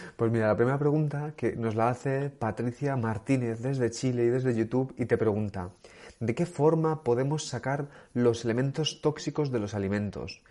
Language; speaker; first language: Spanish; native; Spanish